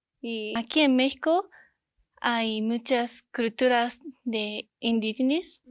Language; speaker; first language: Spanish; non-native, learner; Japanese